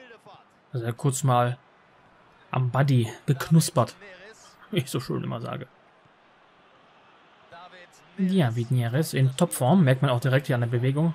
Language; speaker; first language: German; native; German